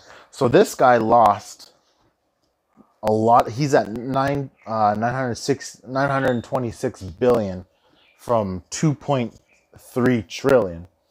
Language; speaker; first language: English; early bilingual, other home language; Spanish